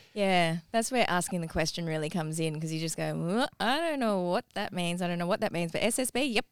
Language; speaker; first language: English; native; English